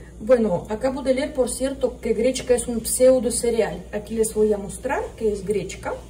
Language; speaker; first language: Spanish; non-native, fluent; Russian